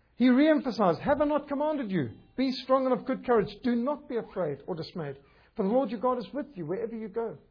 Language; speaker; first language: English; native; English